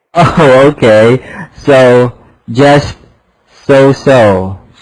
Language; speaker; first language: English; non-native, fluent; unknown